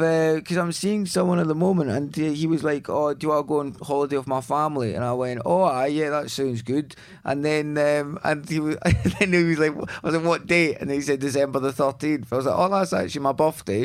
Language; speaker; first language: English; native; English